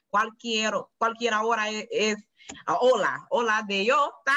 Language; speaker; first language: Spanish; non-native, learner; English